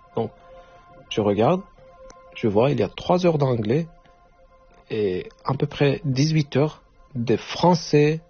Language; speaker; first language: French; non-native, learner; Turkish